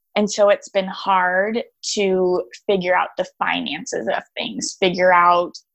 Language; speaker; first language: English; native; English